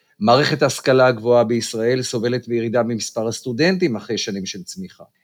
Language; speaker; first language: Hebrew; native; Hebrew